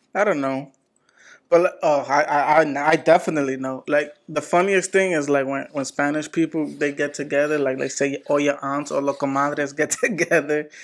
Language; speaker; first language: English; early bilingual, other home language; Spanish